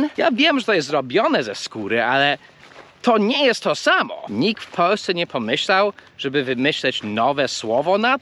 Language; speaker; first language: Polish; early bilingual, heritage; English